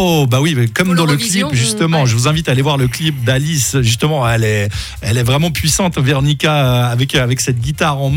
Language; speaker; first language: French; native; French